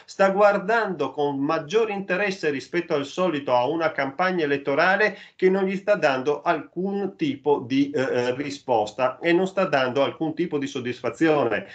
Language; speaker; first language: Italian; native; Italian